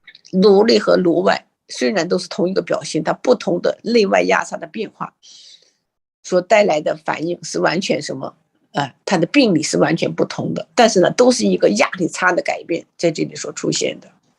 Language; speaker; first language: Chinese; native; Chinese